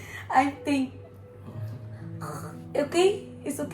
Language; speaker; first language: English; non-native, learner; Filipino